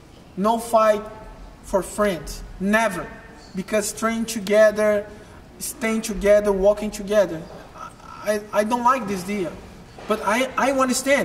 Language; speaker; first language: English; non-native, learner; Portuguese